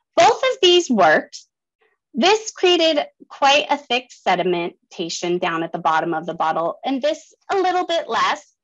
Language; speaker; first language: English; native; English